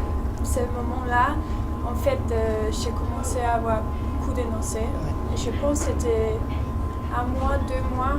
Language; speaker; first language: French; non-native, learner; Danish